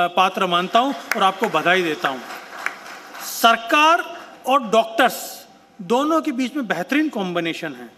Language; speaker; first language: Hindi; native; Hindi